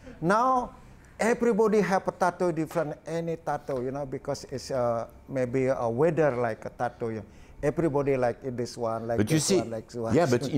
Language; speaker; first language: English; non-native, learner; Balinese